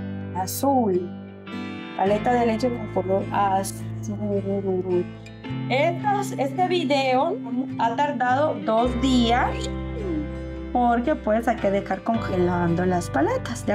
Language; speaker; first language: Spanish; native; Spanish